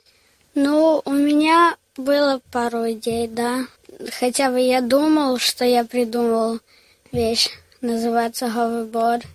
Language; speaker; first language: Russian; early bilingual, heritage; Russian